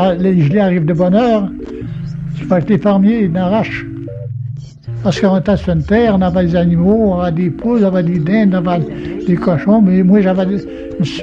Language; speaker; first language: French; native; French